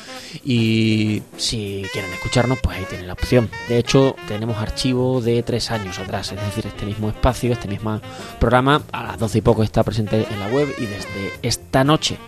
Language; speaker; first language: Spanish; native; Spanish